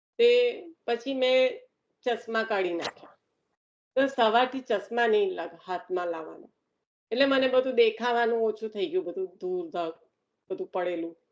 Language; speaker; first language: Gujarati; early bilingual, heritage; Gujarati